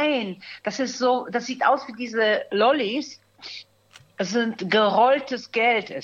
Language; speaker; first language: German; native; German